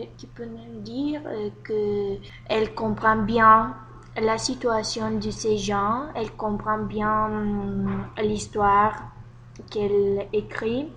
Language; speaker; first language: French; non-native, learner; Bulgarian